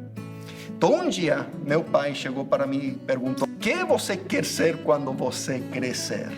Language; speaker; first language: Portuguese; non-native, fluent; English